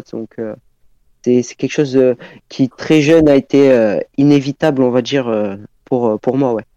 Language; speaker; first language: French; native; French